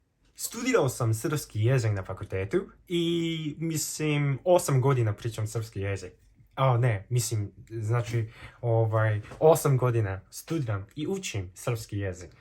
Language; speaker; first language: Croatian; non-native, fluent; Korean